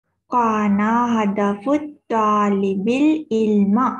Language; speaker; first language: Arabic; non-native, learner; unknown